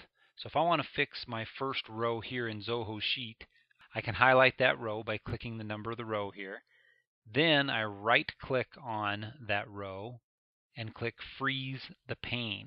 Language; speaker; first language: English; native; English